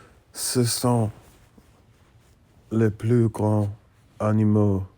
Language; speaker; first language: French; non-native, learner; English